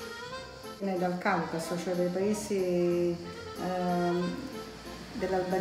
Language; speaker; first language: Italian; native; Italian